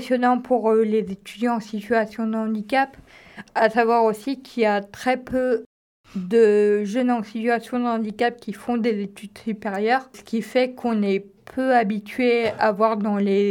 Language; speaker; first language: French; native; French